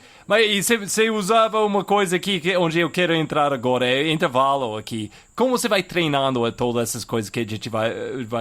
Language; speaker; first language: Portuguese; non-native, fluent; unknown